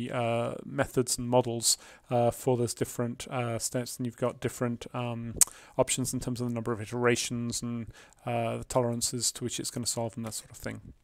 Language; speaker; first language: English; native; English